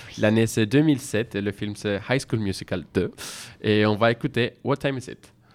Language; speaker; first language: French; non-native, fluent; Spanish